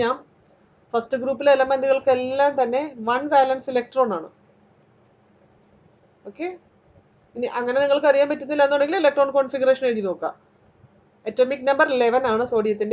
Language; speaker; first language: Malayalam; native; Malayalam